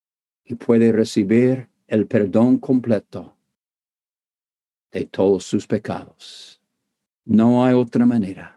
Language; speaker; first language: Spanish; non-native, fluent; English